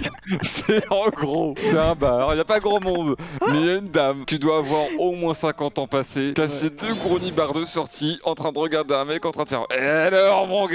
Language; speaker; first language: French; native; French